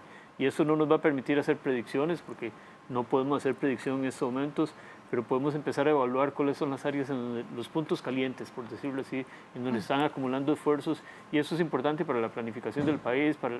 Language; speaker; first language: Spanish; native; Spanish